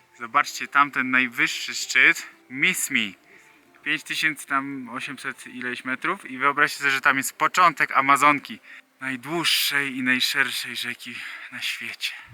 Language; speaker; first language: Polish; native; Polish